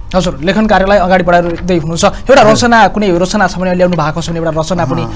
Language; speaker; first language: Nepali; native; Nepali